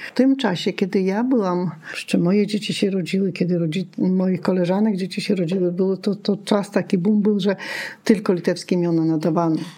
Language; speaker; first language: Polish; non-native, local second language; Lithuanian